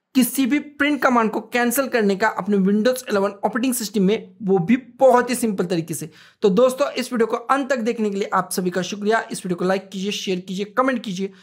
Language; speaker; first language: Hindi; native; Hindi